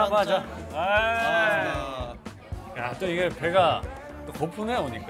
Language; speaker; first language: Korean; native; Korean